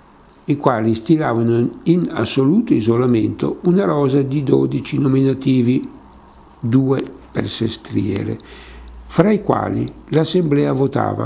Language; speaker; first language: Italian; native; Italian